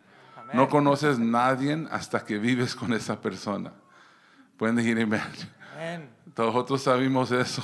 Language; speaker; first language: Spanish; early bilingual, heritage; Spanish